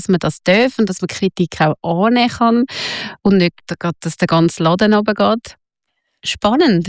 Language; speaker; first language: German; native; German